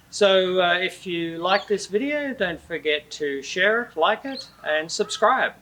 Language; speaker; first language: English; native; English